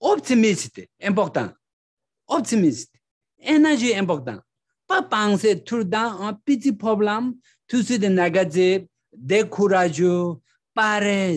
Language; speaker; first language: French; non-native, learner; Tibetan